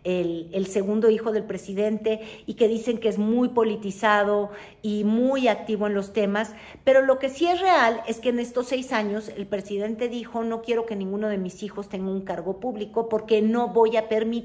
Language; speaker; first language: Spanish; native; Spanish